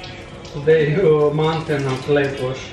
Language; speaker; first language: English; non-native, learner; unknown